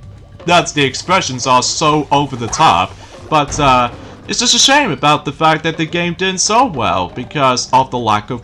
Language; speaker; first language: English; native; English